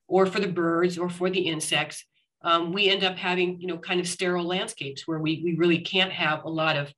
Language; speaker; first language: English; native; English